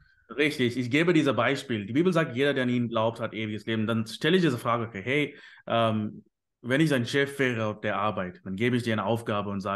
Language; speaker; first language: German; non-native, fluent; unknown